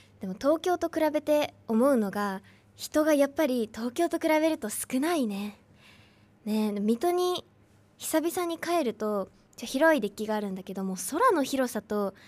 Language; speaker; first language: Japanese; native; Japanese